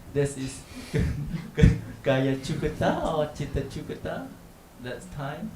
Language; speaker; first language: English; non-native, learner; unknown